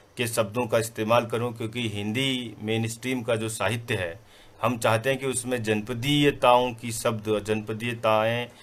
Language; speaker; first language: Hindi; non-native, local second language; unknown